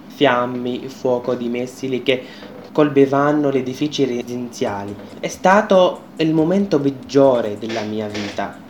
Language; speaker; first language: Italian; non-native, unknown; Arabic